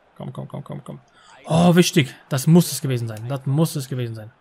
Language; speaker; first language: German; native; German